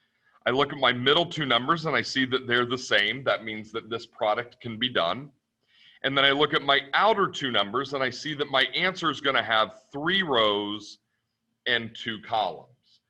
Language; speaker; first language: English; native; English